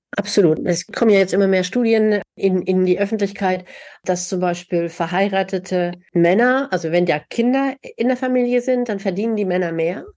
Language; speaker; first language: German; native; German